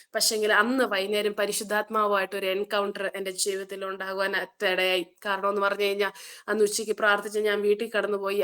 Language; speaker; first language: Malayalam; early bilingual, heritage; Malayalam